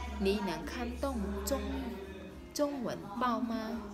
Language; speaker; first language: Chinese; non-native, learner; Khmer